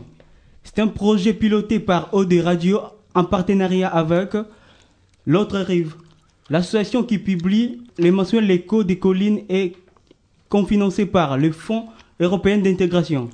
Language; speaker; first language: French; native; French